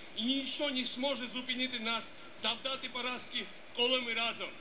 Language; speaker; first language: Ukrainian; non-native, fluent; Georgian